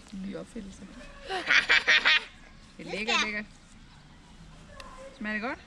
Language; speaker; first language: Danish; native; Danish